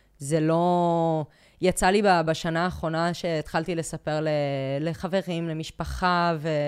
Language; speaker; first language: Hebrew; early bilingual, other home language; English